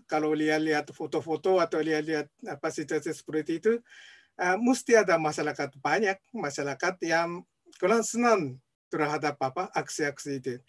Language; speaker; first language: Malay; non-native, fluent; Japanese